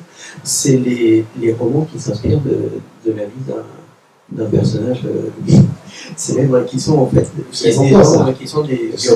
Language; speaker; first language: French; native; French